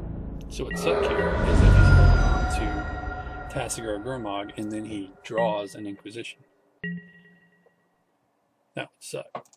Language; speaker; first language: English; native; English